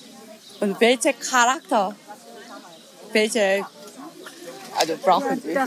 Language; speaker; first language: German; non-native, learner; Korean